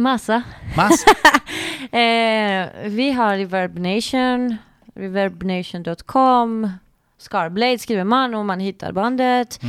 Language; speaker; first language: Swedish; non-native, fluent; Greek